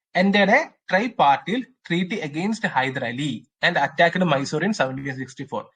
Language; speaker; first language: English; non-native, local second language; Malayalam